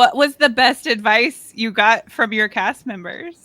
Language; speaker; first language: English; native; English